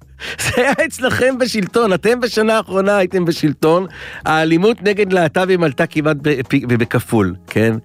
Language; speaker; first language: Hebrew; native; Hebrew